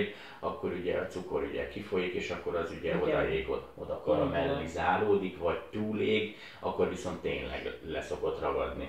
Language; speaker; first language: Hungarian; native; Hungarian